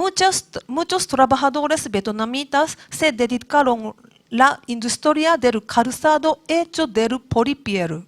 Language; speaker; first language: Spanish; non-native, learner; Japanese